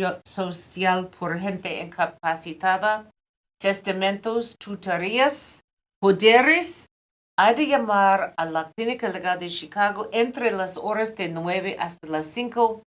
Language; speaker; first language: Spanish; non-native, fluent; English